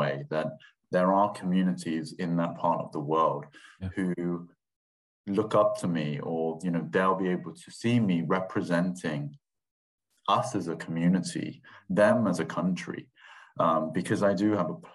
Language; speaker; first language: English; non-native, local second language; Thai